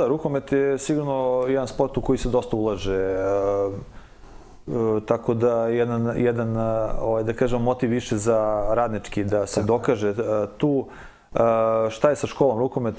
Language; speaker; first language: Serbian; native; Serbian